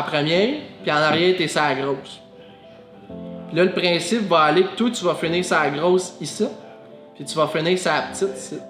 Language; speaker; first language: French; native; French